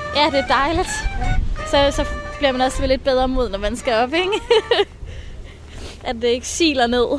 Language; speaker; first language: Danish; native; Danish